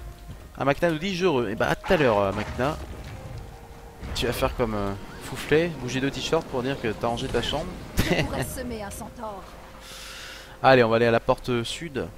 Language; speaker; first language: French; native; French